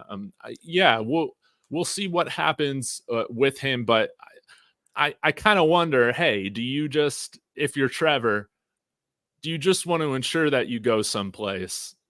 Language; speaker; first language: English; native; English